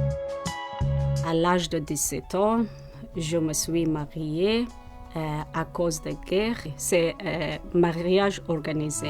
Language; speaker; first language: French; non-native, learner; Persian